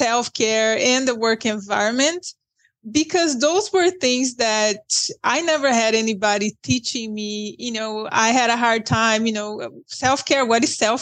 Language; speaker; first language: English; non-native, fluent; Portuguese